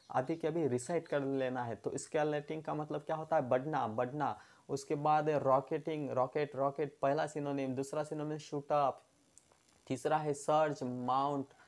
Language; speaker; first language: Hindi; non-native, local second language; Marathi